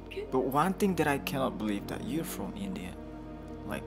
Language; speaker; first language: English; non-native, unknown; Indonesian